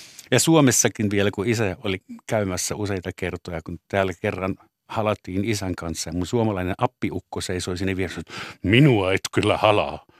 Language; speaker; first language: Finnish; non-native, fluent; German